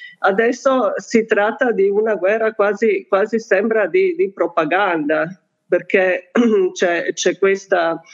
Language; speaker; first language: Italian; non-native, fluent; Bosnian